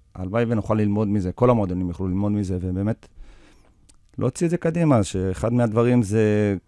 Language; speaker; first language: Hebrew; early bilingual, other home language; English